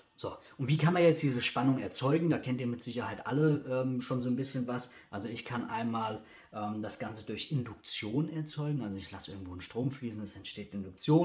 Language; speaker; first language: German; native; German